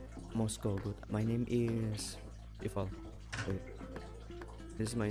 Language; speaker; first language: English; non-native, fluent; Indonesian